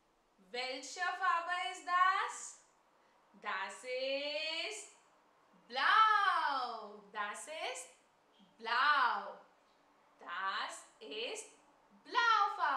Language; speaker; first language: German; non-native, learner; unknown